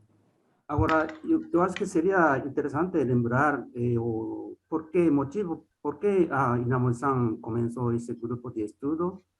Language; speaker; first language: Portuguese; non-native, fluent; Japanese